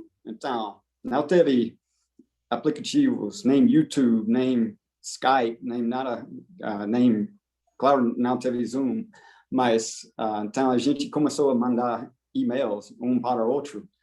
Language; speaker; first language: Portuguese; non-native, fluent; English